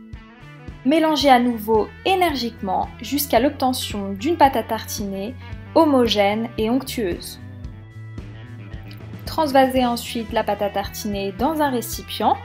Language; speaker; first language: French; native; French